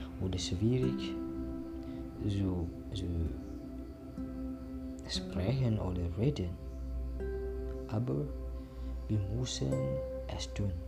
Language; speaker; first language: German; non-native, learner; Indonesian